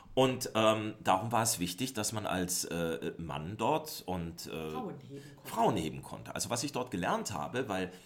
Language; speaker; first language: German; native; German